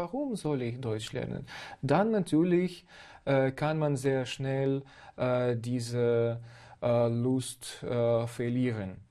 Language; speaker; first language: German; non-native, fluent; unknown